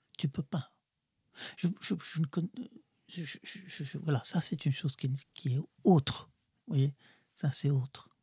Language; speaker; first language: French; early bilingual, other home language; Russian